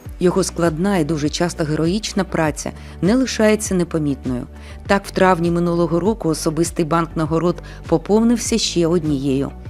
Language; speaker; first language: Ukrainian; native; Ukrainian